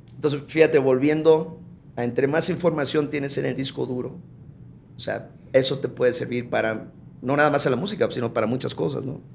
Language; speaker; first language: Spanish; early bilingual, heritage; Spanish